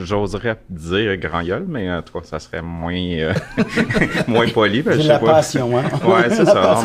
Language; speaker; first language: French; native; French